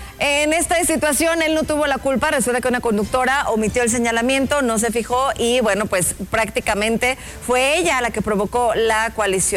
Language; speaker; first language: Spanish; native; Spanish